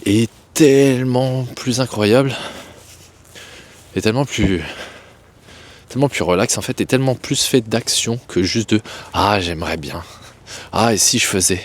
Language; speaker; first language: French; native; French